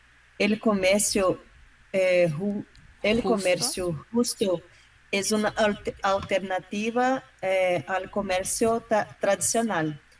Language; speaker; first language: Spanish; non-native, learner; Portuguese